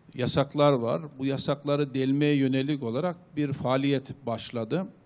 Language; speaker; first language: Turkish; native; Turkish